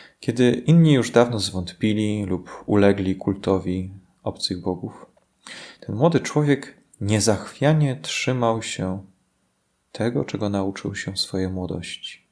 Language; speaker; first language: Polish; native; Polish